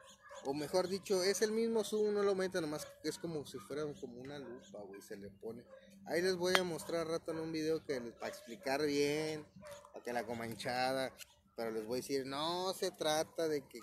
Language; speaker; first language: Spanish; native; Spanish